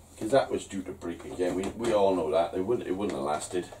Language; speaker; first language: English; native; English